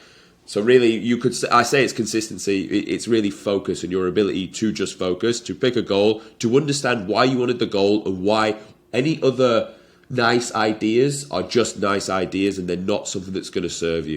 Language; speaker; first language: English; native; English